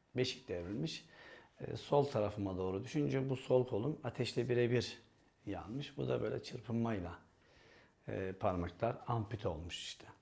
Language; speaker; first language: Turkish; native; Turkish